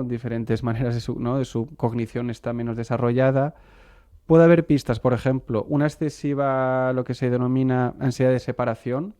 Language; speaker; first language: Spanish; non-native, local second language; Catalan